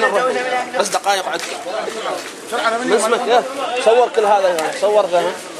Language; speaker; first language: Arabic; native; Arabic